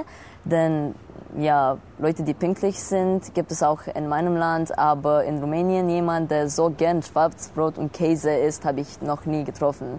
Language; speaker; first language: German; non-native, fluent; Romanian